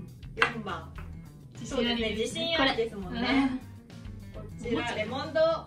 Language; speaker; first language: Japanese; native; Japanese